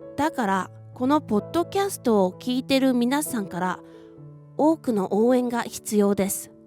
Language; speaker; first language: Japanese; non-native, fluent; Korean